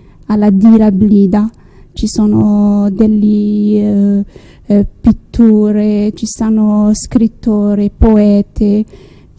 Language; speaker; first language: Italian; non-native, learner; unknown